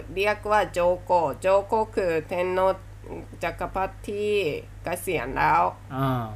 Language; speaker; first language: Thai; non-native, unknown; Japanese